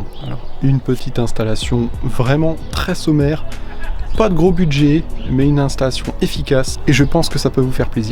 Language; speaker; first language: French; native; French